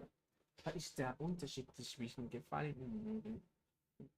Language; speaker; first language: German; non-native, learner; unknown